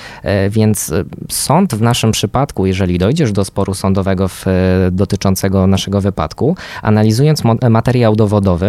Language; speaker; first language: Polish; native; Polish